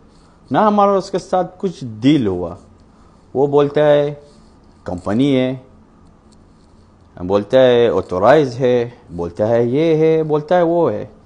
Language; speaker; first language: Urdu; non-native, learner; Arabic